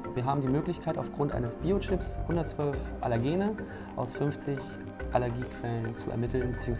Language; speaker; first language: German; native; German